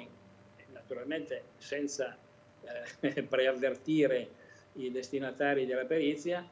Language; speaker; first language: Italian; native; Italian